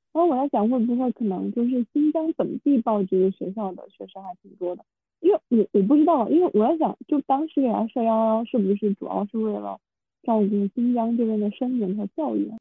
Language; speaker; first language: Chinese; non-native, local second language; Min Nan Chinese